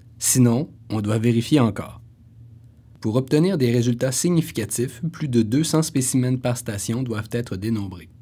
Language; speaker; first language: French; native; French